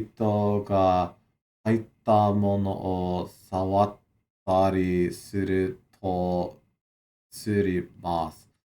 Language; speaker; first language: Japanese; non-native, learner; English